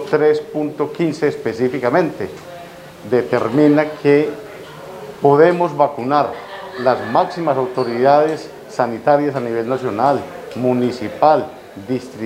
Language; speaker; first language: Spanish; native; Spanish